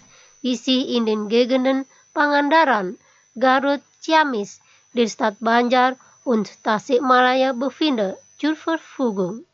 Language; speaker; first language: German; non-native, fluent; Indonesian